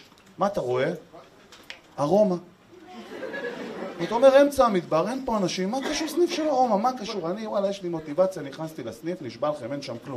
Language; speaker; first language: Hebrew; native; Hebrew